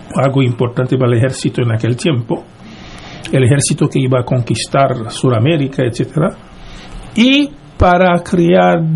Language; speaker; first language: Spanish; non-native, fluent; Haitian Creole